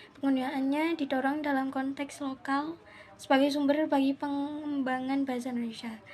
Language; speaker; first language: Indonesian; native; Indonesian